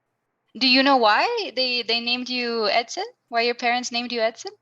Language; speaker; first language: English; non-native, fluent; Spanish